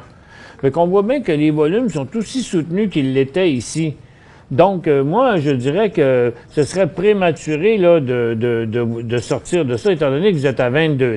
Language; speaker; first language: French; native; French